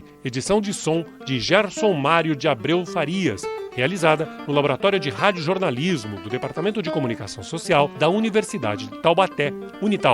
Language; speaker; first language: Portuguese; native; Portuguese